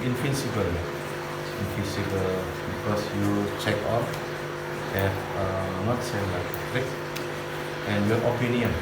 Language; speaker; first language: English; non-native, learner; Javanese